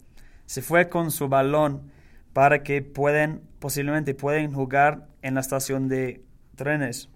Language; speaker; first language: Spanish; non-native, learner; English